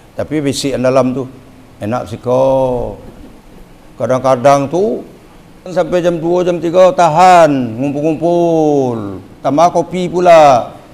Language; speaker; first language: Malay; native; Malay